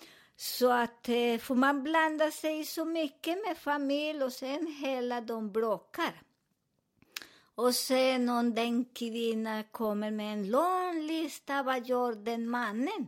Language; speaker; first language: Swedish; non-native, learner; Spanish